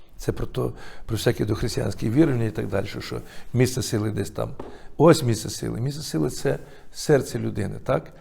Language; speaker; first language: Ukrainian; native; Ukrainian